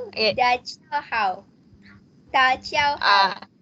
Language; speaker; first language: Chinese; non-native, learner; Malay